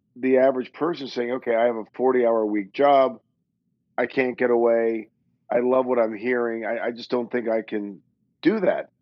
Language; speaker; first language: English; native; English